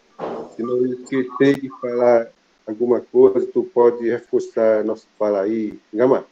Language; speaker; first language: Portuguese; non-native, local second language; Kayapó